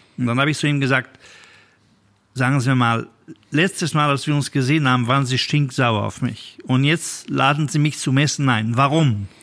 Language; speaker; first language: German; non-native, fluent; Italian